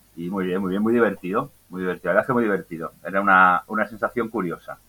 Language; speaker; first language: Spanish; native; Spanish